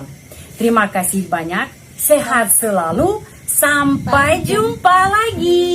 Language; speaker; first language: Indonesian; non-native, fluent; Russian